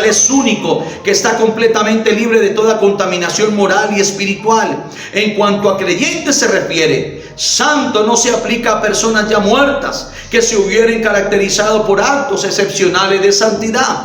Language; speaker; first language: Spanish; native; Spanish